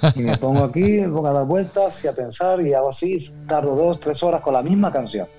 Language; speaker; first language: Spanish; native; Spanish